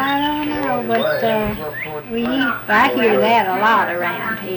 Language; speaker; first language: English; native; English